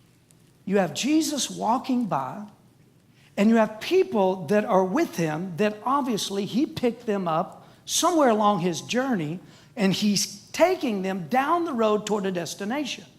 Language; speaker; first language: English; native; English